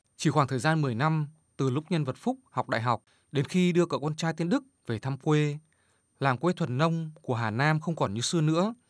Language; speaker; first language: Vietnamese; native; Vietnamese